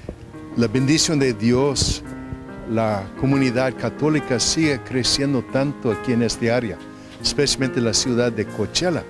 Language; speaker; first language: Spanish; non-native, fluent; English